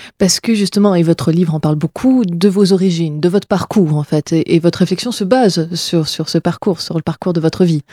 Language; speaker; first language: French; native; French